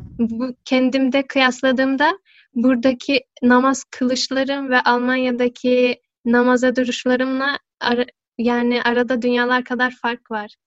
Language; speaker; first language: Turkish; early bilingual, heritage; Turkish